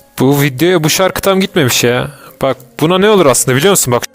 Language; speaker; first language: Turkish; native; Turkish